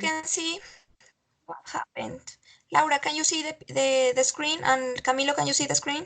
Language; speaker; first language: English; non-native, fluent; Spanish